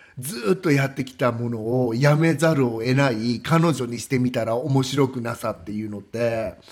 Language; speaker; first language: Japanese; native; Japanese